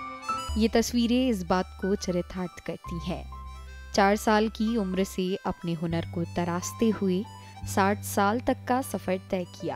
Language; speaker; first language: Hindi; native; Hindi